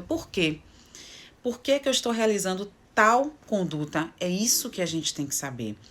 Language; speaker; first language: Portuguese; native; Portuguese